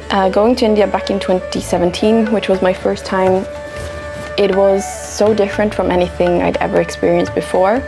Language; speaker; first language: English; non-native, fluent; Swedish